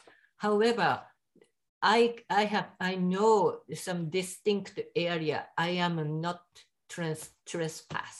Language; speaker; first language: English; non-native, fluent; Japanese